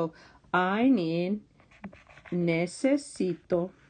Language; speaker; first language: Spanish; non-native, fluent; English